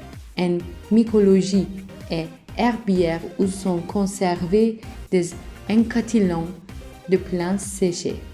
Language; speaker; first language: French; non-native, learner; Turkish